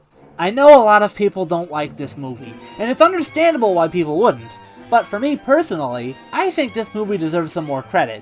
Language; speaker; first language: English; native; English